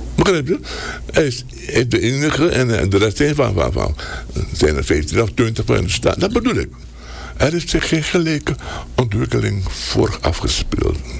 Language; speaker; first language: Dutch; native; Dutch